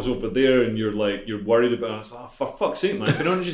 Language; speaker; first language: English; native; English